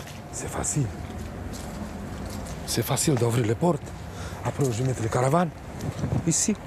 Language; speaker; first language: French; non-native, learner; Romanian